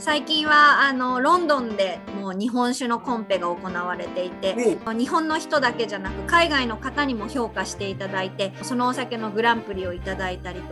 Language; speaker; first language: Japanese; native; Japanese